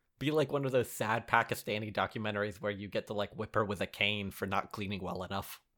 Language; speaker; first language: English; early bilingual, other home language; Arabic